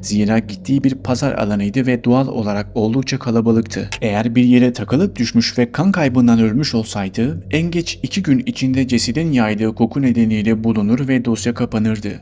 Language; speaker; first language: Turkish; native; Turkish